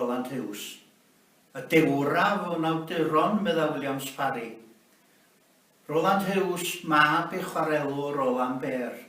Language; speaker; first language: Welsh; native; Welsh